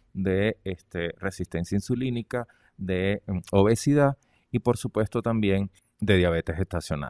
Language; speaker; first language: Spanish; native; Spanish